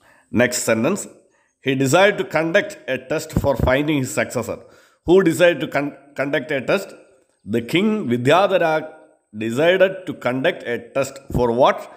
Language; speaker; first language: English; non-native, local second language; Malayalam